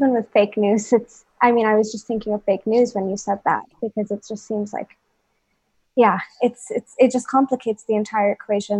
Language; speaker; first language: English; non-native, local second language; Hindi